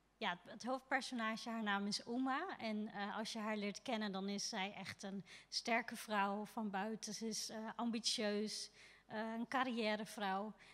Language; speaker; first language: Dutch; native; Dutch